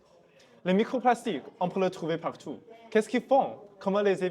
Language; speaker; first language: French; non-native, learner; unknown